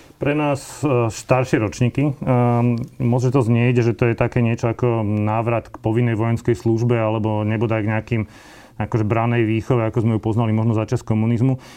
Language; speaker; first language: Slovak; native; Slovak